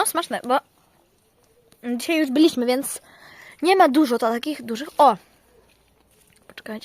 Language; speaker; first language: Polish; early bilingual, other home language; Russian